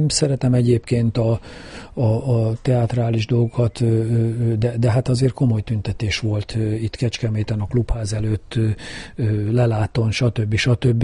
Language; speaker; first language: Hungarian; native; Hungarian